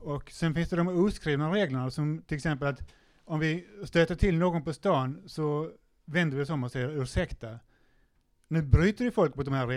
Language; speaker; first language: Swedish; native; Swedish